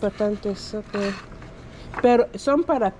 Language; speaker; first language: Spanish; non-native, learner; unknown